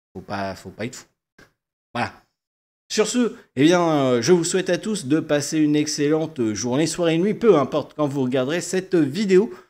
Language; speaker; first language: French; native; French